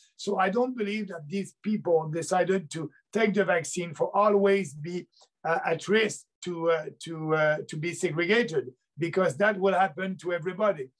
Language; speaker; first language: English; native; English